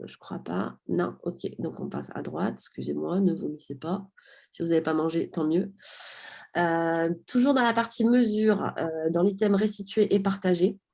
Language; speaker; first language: French; native; French